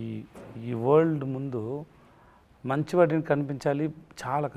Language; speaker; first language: Telugu; non-native, learner; Tamil